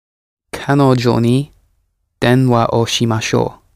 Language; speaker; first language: Japanese; non-native, learner; English